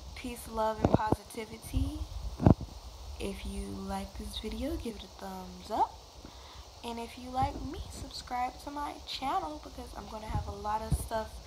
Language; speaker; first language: English; native; English